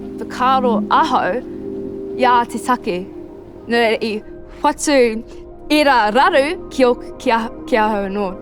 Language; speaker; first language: Māori; non-native, local second language; English